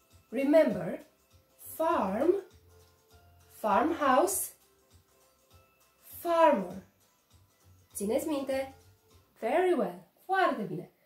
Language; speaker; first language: English; non-native, fluent; Romanian